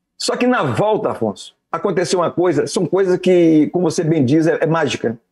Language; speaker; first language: Portuguese; native; Portuguese